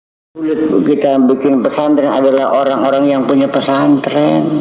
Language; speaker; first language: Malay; non-native, local second language; Javanese